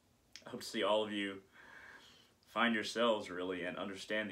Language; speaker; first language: English; native; English